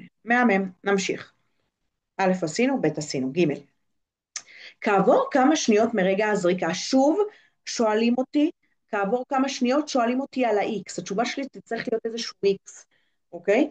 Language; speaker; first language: Hebrew; native; Hebrew